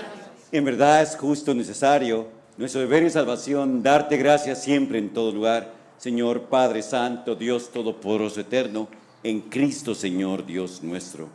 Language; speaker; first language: Spanish; native; Spanish